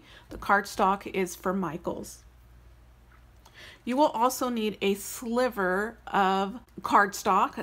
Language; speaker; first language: English; native; English